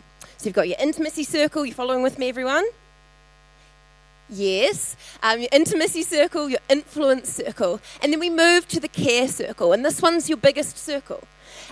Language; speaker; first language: English; native; English